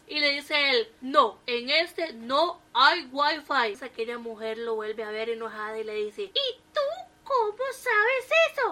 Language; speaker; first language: Spanish; native; Spanish